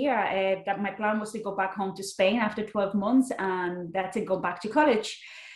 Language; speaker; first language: English; non-native, fluent; Spanish